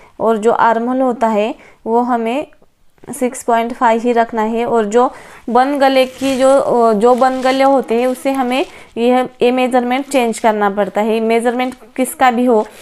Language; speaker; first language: Hindi; non-native, local second language; Marathi